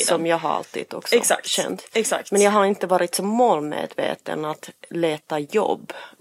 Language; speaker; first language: Swedish; non-native, fluent; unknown